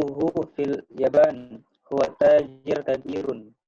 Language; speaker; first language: Arabic; non-native, learner; Indonesian